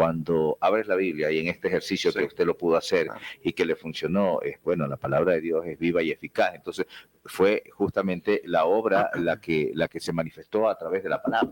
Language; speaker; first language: Spanish; native; Spanish